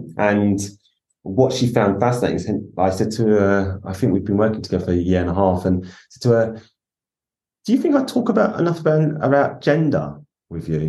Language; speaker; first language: English; native; English